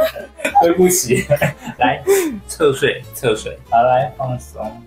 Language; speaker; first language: Chinese; native; Chinese